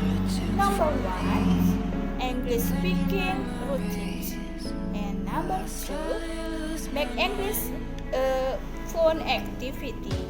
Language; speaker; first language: English; non-native, learner; Indonesian